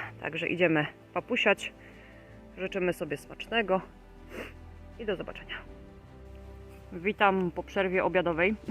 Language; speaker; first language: Polish; native; Polish